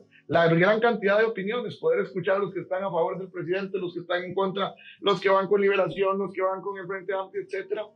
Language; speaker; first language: Spanish; native; Spanish